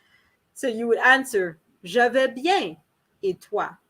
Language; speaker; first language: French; non-native, learner; English